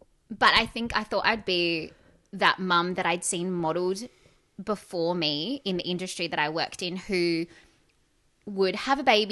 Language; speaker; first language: English; native; English